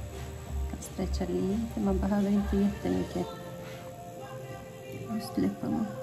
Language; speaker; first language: Swedish; non-native, fluent; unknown